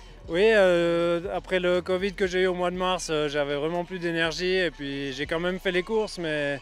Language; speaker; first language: French; native; French